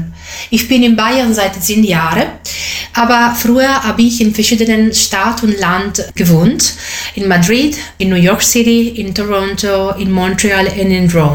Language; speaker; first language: German; non-native, learner; Italian